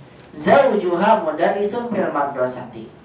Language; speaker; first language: Arabic; non-native, fluent; Indonesian